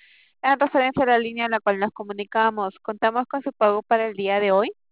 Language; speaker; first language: Spanish; native; Spanish